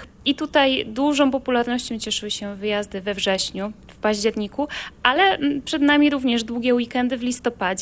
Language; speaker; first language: Polish; native; Polish